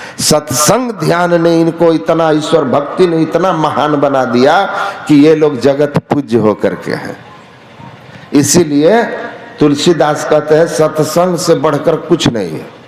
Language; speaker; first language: Hindi; native; Hindi